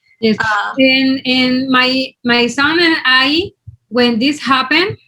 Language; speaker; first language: English; non-native, learner; Spanish